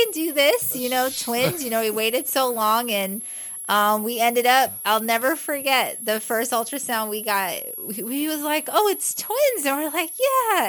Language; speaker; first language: English; native; English